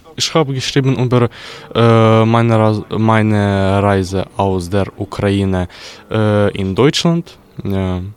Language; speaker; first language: German; non-native, learner; Ukrainian